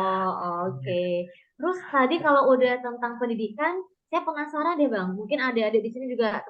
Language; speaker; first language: Indonesian; native; Indonesian